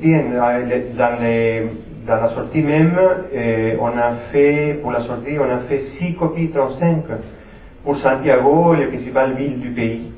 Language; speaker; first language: French; non-native, fluent; Spanish